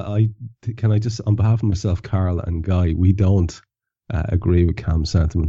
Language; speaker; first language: English; non-native, local second language; Irish